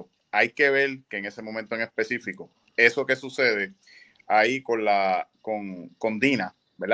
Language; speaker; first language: Spanish; native; Spanish